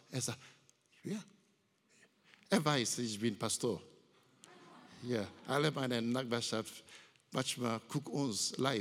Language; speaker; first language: German; non-native, learner; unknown